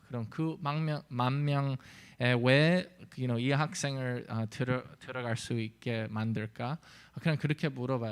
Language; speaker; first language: Korean; early bilingual, heritage; English